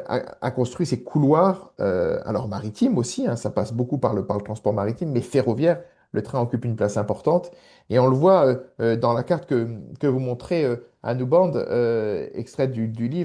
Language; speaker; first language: French; native; French